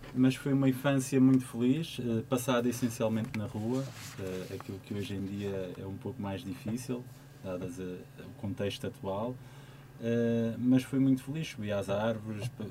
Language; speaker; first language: Portuguese; native; Portuguese